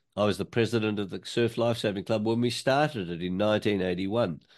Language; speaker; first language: English; native; English